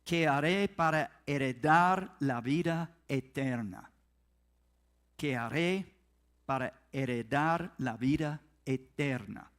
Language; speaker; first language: Spanish; non-native, learner; English